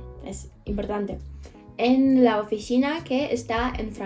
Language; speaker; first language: Spanish; non-native, fluent; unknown